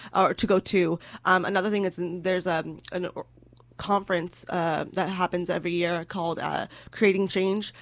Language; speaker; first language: English; native; English